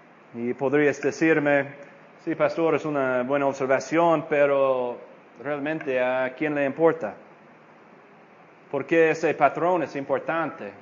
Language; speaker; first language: Spanish; non-native, fluent; English